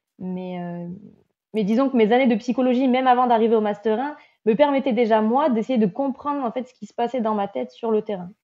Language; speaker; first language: French; native; French